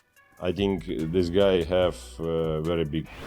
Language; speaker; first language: English; non-native, learner; Ukrainian